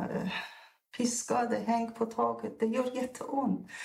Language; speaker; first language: Swedish; non-native, fluent; Persian